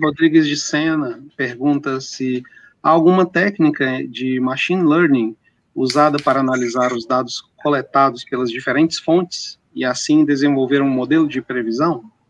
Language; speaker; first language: Portuguese; native; Portuguese